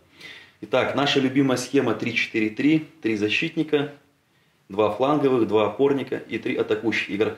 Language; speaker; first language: Russian; native; Russian